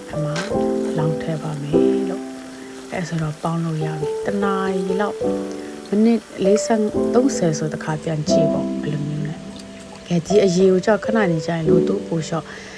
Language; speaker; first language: Burmese; non-native, local second language; Kachin